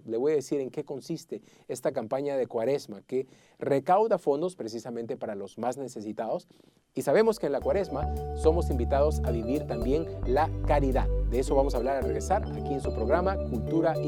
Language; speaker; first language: Spanish; native; Spanish